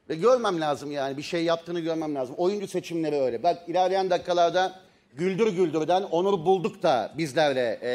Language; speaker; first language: Turkish; native; Turkish